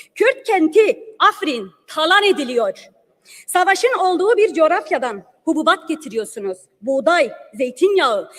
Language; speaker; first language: Turkish; non-native, local second language; Kurdish